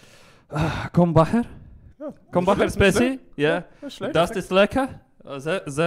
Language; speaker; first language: German; non-native, learner; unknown